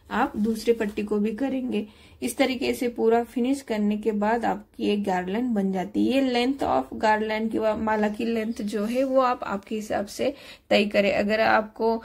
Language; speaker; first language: Hindi; non-native, local second language; Marathi